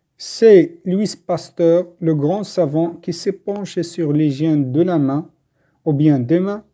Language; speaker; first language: French; non-native, local second language; Arabic